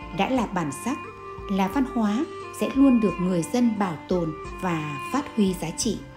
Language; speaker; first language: Vietnamese; native; Vietnamese